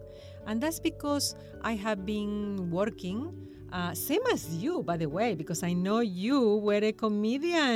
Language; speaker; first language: English; non-native, fluent; Spanish